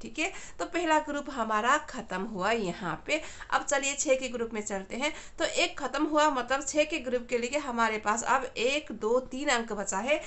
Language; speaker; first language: Hindi; non-native, fluent; Nepali